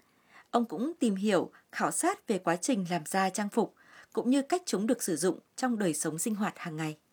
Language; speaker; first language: Vietnamese; native; Vietnamese